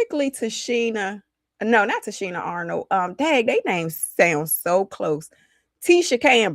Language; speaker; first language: English; native; English